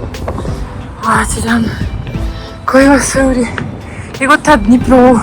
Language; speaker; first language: Korean; non-native, learner; Ukrainian